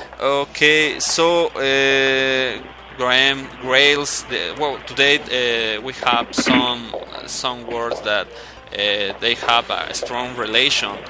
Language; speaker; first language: English; non-native, learner; Spanish